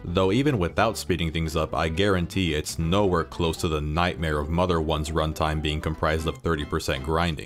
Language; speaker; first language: English; native; English